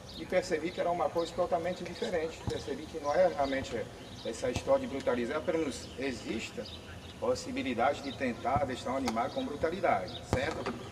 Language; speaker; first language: Portuguese; non-native, fluent; French